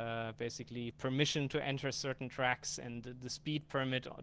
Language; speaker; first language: English; non-native, fluent; German